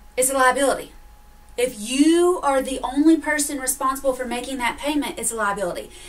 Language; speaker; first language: English; native; English